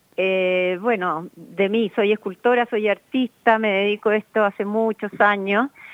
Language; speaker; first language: Spanish; native; Spanish